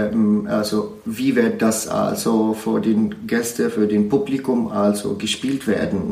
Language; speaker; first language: German; non-native, learner; Arabic